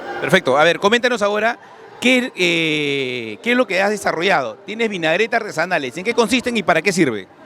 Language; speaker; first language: Spanish; native; Spanish